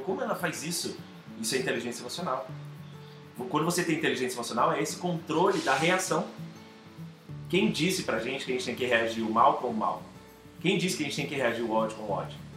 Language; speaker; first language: Portuguese; native; Portuguese